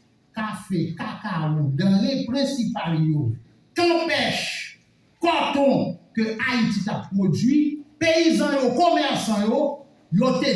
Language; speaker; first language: French; non-native, local second language; Haitian Creole